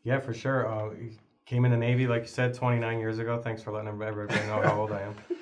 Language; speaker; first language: English; native; English